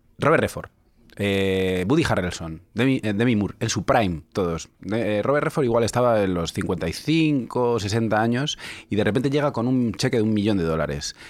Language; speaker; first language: Spanish; native; Spanish